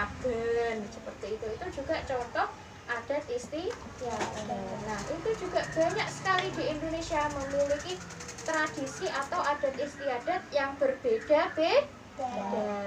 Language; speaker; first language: Indonesian; native; Indonesian